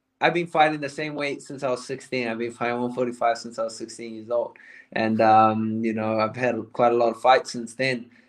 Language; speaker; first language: English; native; English